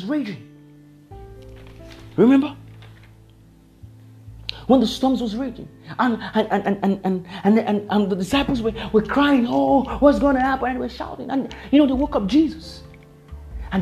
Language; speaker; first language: English; non-native, local second language; Yoruba